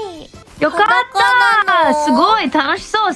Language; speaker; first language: Japanese; non-native, learner; English